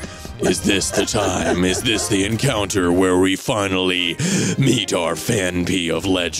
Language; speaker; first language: English; native; English